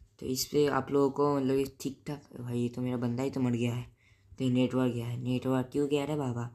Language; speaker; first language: Hindi; native; Hindi